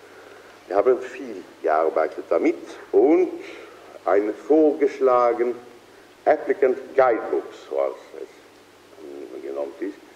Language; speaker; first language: German; non-native, fluent; Swedish